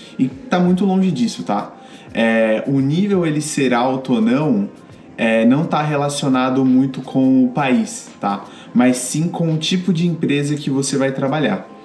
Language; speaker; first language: Portuguese; native; Portuguese